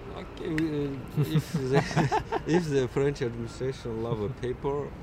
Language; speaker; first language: English; non-native, learner; Uzbek